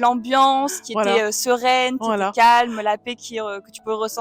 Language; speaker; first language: French; native; French